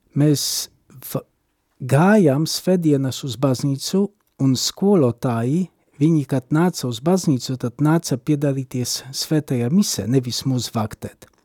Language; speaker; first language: Latvian; non-native, fluent; Polish